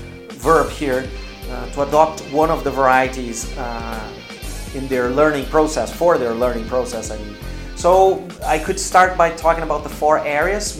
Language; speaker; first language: English; non-native, fluent; Portuguese